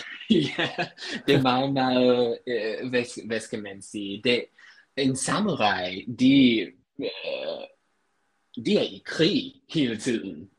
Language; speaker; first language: Danish; non-native, fluent; English